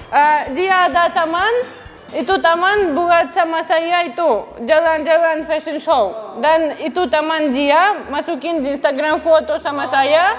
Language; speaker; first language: Indonesian; non-native, learner; Russian